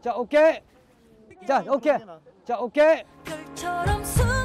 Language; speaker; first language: Korean; native; Korean